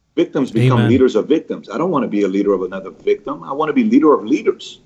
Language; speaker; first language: English; early bilingual, other home language; Persian